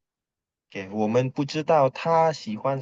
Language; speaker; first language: Chinese; non-native, fluent; Indonesian